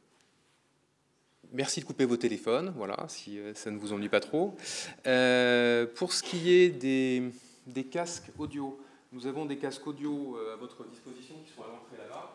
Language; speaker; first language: French; native; French